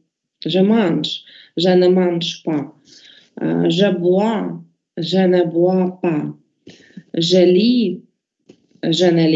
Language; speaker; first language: French; non-native, learner; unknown